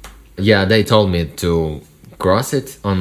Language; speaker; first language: English; non-native, learner; Russian